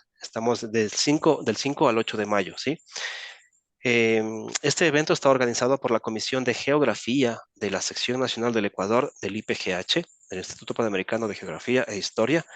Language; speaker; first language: Spanish; native; Spanish